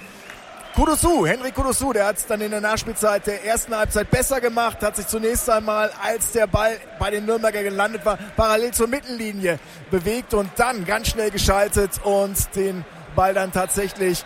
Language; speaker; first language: German; native; German